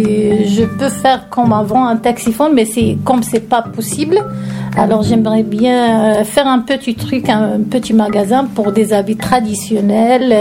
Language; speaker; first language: French; non-native, learner; Arabic